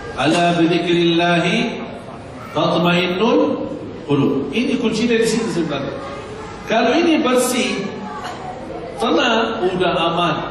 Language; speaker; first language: Malay; non-native, fluent; Arabic